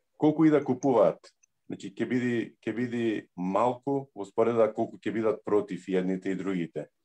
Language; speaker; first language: Macedonian; early bilingual, heritage; Macedonian